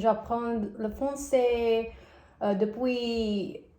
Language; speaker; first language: French; non-native, learner; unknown